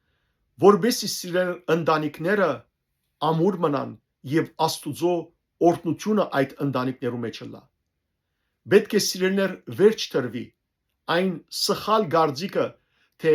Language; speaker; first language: Armenian; native; Armenian